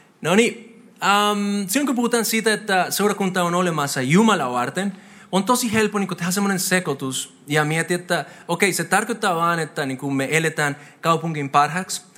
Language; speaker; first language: Finnish; non-native, fluent; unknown